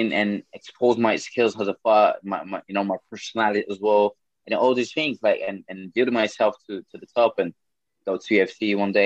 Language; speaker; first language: English; non-native, fluent; Portuguese